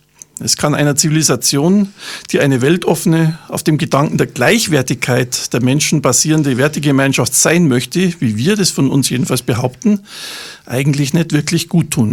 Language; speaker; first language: German; native; German